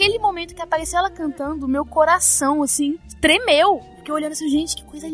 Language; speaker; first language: Portuguese; native; Portuguese